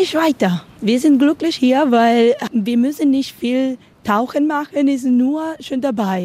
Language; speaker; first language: German; non-native, learner; Spanish